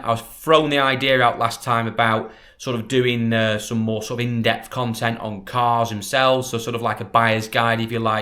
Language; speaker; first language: English; native; English